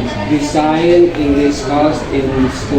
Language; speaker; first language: English; non-native, learner; Indonesian